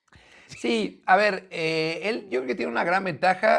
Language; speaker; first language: Spanish; native; Spanish